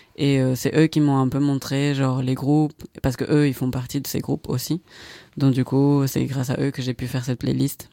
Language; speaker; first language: French; non-native, fluent; Spanish